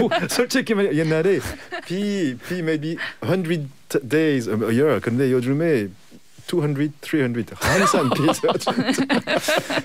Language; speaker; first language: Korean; non-native, learner; French